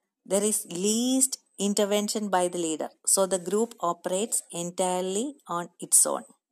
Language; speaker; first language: English; non-native, local second language; Malayalam